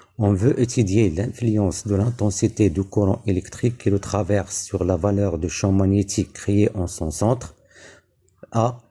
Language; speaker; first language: French; non-native, local second language; Arabic